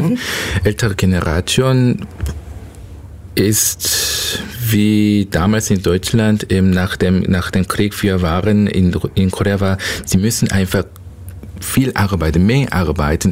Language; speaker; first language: German; non-native, learner; Korean